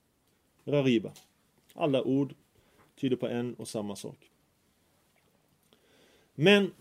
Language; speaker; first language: Swedish; early bilingual, other home language; Arabic